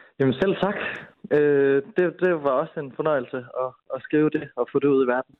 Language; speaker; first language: Danish; native; Danish